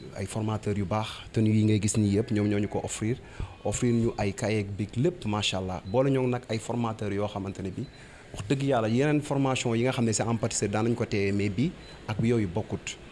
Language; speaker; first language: Wolof; native; Wolof